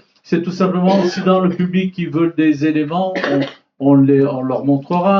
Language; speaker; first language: French; native; French